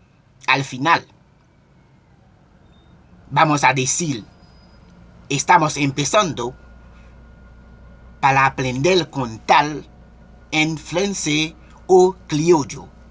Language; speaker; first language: Spanish; non-native, local second language; Haitian Creole